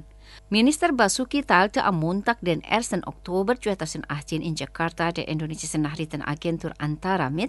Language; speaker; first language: German; non-native, fluent; Indonesian